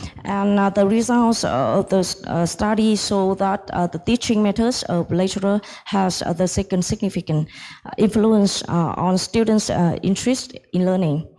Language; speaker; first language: English; non-native, fluent; Vietnamese